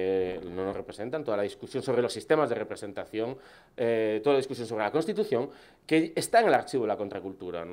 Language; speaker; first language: Spanish; native; Spanish